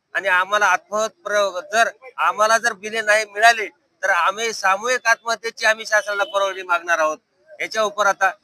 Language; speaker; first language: Marathi; native; Marathi